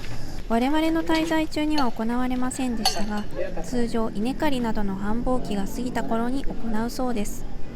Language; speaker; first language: Japanese; native; Japanese